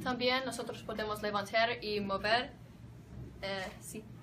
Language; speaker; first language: Spanish; non-native, fluent; English